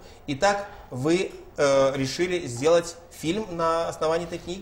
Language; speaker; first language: Russian; native; Russian